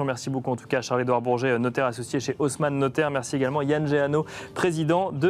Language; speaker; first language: French; native; French